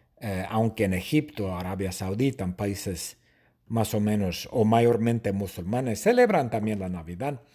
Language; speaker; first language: Spanish; non-native, fluent; English